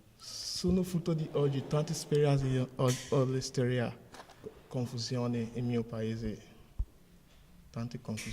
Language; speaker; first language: Italian; non-native, learner; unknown